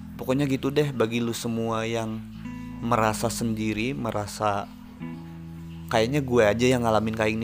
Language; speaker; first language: Indonesian; native; Indonesian